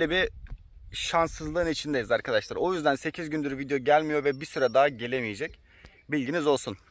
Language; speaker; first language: Turkish; native; Turkish